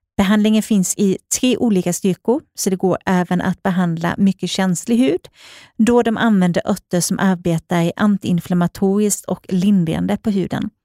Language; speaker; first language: Swedish; native; Swedish